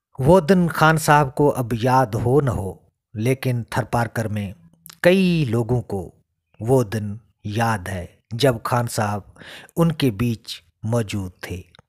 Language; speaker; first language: Urdu; non-native, local second language; Sindhi